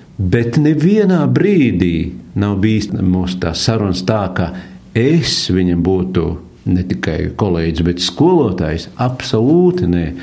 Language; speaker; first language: Latvian; native; Latvian